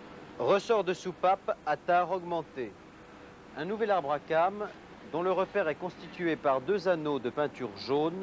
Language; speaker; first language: French; native; French